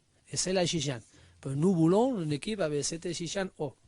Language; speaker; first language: French; non-native, learner; Spanish